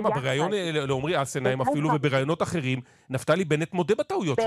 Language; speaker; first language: Hebrew; native; Hebrew